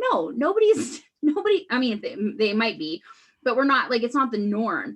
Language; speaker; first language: English; native; English